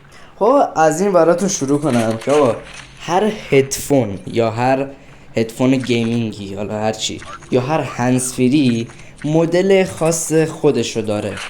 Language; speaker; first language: Persian; native; Persian